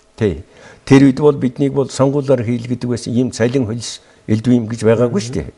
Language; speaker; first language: Mongolian; non-native, local second language; Kazakh